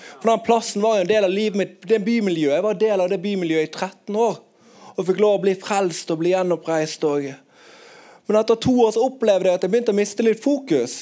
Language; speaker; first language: Norwegian; native; Norwegian